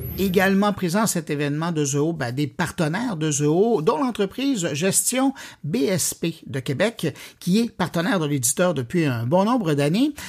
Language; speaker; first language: French; native; French